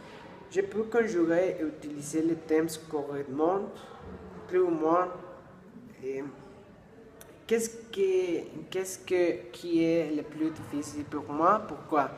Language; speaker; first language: French; non-native, learner; Spanish